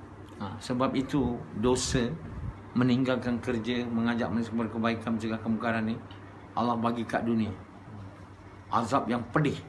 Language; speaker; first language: Malay; native; Malay